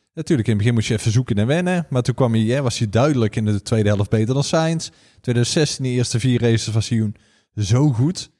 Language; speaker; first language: Dutch; native; Dutch